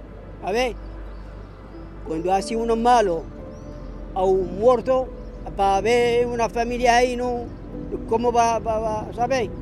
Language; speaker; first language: Spanish; non-native, learner; Arabic